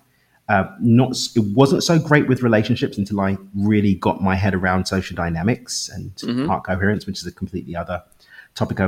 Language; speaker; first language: English; native; English